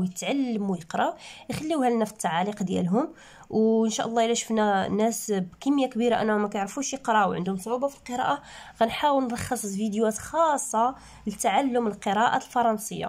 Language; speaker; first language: Arabic; native; Arabic